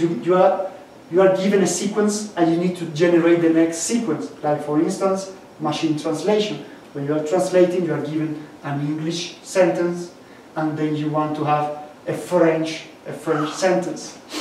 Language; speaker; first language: English; non-native, fluent; Spanish